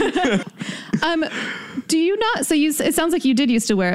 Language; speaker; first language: English; native; English